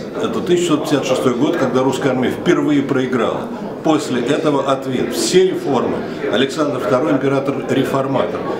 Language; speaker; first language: Russian; native; Russian